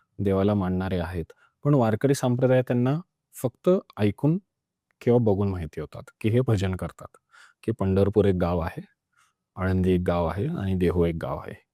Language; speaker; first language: Marathi; non-native, local second language; Punjabi